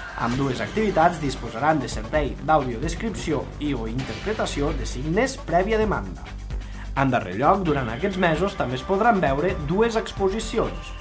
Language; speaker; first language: Catalan; native; Catalan